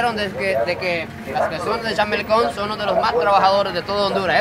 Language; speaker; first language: Spanish; non-native, fluent; Japanese